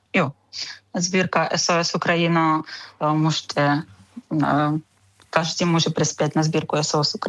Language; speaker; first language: Czech; non-native, learner; Ukrainian